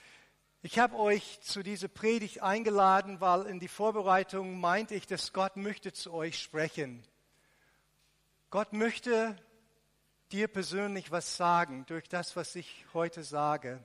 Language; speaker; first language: German; non-native, fluent; Arabic